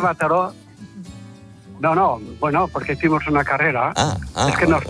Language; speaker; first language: Spanish; native; Spanish